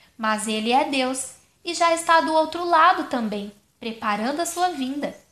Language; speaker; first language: Portuguese; non-native, fluent; German